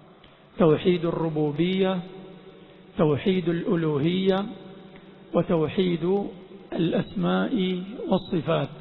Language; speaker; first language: Arabic; non-native, fluent; Swahili